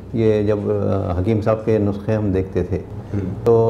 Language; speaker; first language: Hindi; non-native, local second language; Urdu